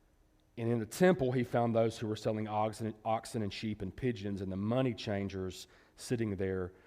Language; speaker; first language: English; native; English